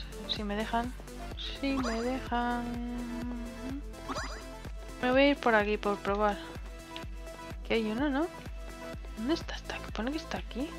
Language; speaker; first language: Spanish; native; Spanish